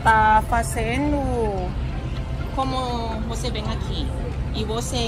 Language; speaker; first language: Portuguese; non-native, learner; Thai